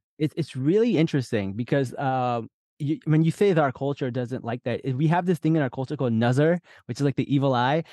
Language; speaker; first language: English; early bilingual, other home language; Urdu